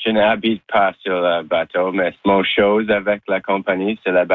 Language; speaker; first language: French; non-native, local second language; English